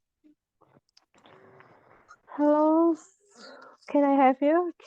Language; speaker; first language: English; non-native, learner; Vietnamese